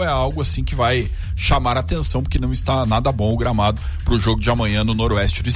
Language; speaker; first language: Portuguese; native; Portuguese